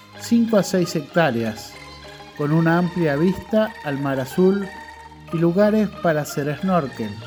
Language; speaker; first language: Spanish; non-native, fluent; Indonesian